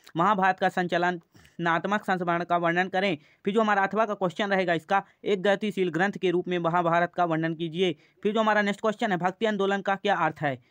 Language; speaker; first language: Hindi; native; Hindi